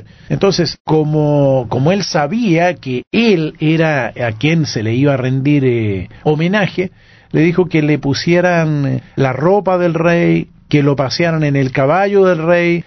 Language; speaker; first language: Spanish; native; Spanish